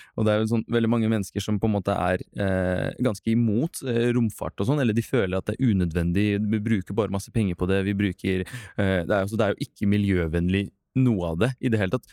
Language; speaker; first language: Norwegian; non-native, fluent; Russian